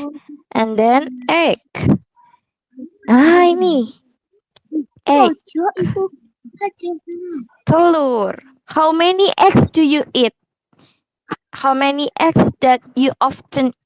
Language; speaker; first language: English; non-native, fluent; Indonesian